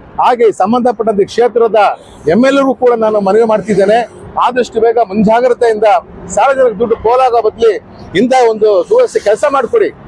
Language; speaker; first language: Kannada; native; Kannada